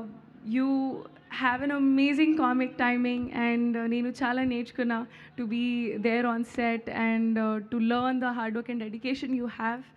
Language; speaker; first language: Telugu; non-native, learner; Hindi